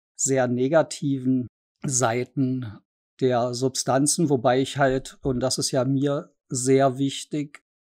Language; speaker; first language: German; native; German